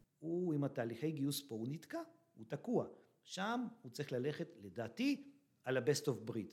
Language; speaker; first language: Hebrew; early bilingual, other home language; Russian